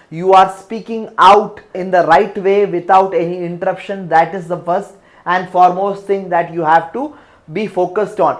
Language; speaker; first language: English; non-native, local second language; Malayalam